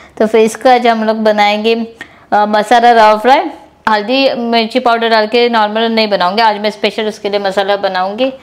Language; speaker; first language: Hindi; non-native, local second language; Konkani